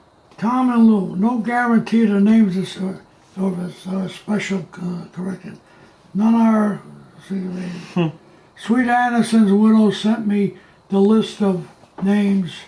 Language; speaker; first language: English; native; English